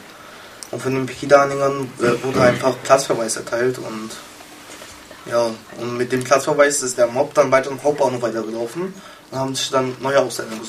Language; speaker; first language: German; early bilingual, other home language; Kurdish